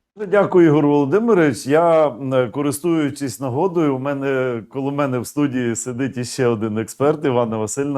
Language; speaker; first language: Ukrainian; native; Ukrainian